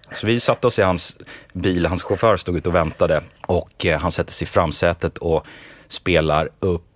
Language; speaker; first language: Swedish; native; Swedish